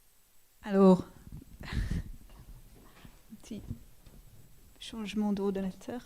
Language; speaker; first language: French; non-native, fluent; English